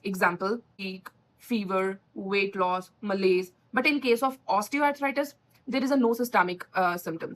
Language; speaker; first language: English; non-native, local second language; Punjabi